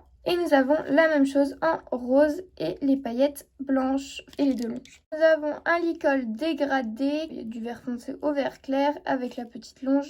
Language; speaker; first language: French; native; French